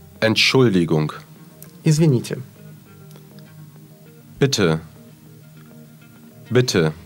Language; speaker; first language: German; non-native, fluent; Russian